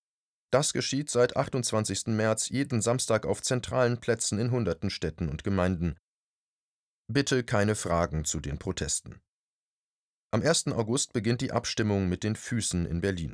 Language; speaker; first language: German; native; German